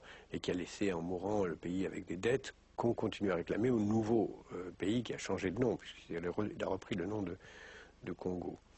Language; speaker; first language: French; native; French